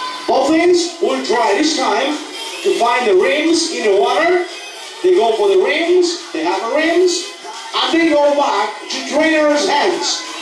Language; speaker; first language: English; non-native, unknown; Spanish